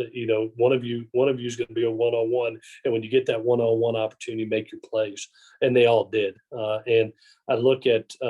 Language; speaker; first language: English; native; English